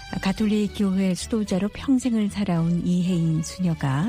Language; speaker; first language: Korean; native; Korean